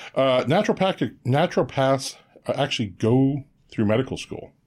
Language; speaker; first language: English; native; English